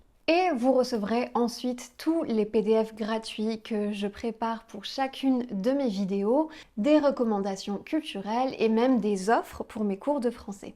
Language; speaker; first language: French; native; French